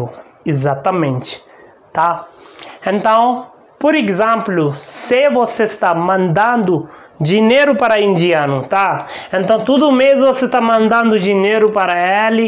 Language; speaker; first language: Portuguese; non-native, learner; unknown